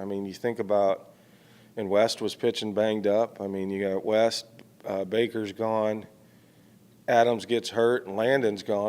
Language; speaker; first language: English; native; English